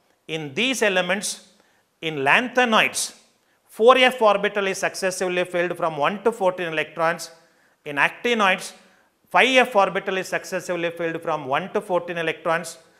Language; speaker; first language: English; non-native, local second language; Kannada